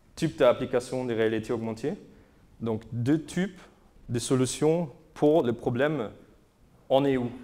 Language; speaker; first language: French; non-native, fluent; German